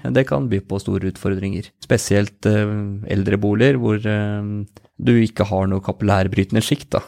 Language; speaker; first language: Norwegian; native; Norwegian